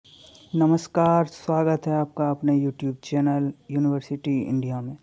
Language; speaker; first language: Hindi; native; Hindi